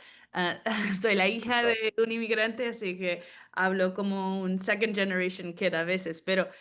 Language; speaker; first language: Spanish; early bilingual, heritage; English